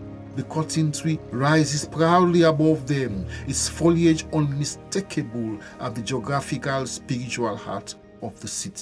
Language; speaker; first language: English; non-native, local second language; Krio